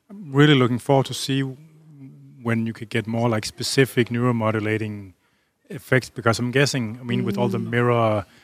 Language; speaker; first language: English; non-native, fluent; Danish